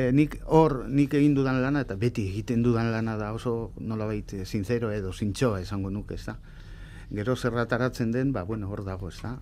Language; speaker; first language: Basque; native; Basque